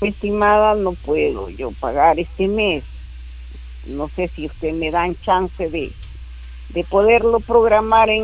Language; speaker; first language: Spanish; native; Spanish